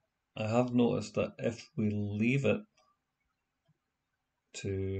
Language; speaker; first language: English; native; English